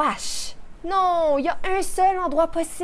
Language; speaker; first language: French; native; French